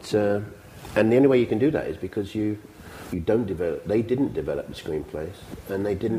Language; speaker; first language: English; native; English